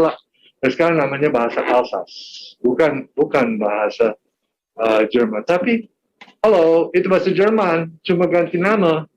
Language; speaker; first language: Indonesian; non-native, fluent; English